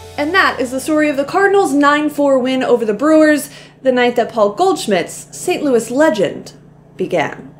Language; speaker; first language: English; native; English